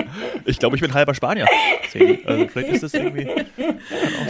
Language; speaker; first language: German; native; German